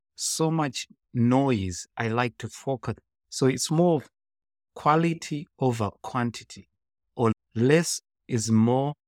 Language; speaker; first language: English; non-native, local second language; Shona